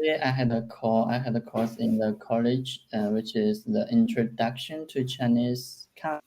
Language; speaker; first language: English; non-native, learner; Chinese